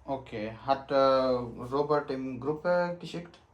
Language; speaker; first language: German; non-native, learner; Urdu